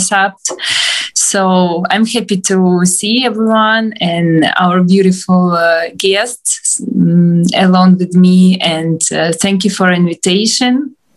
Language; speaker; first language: English; non-native, fluent; Ukrainian